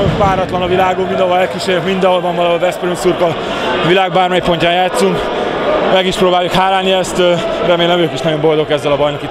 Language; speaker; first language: Hungarian; native; Hungarian